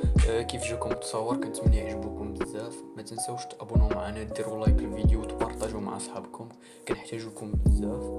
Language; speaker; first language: Arabic; native; Arabic